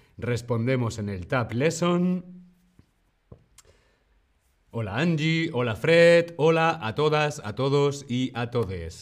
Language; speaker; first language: Spanish; non-native, fluent; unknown